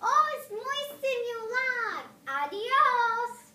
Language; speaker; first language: Spanish; non-native, learner; English